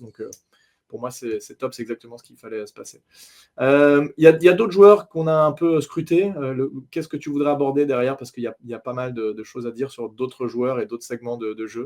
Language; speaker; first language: French; native; French